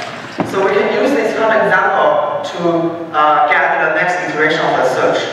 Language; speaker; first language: English; non-native, fluent; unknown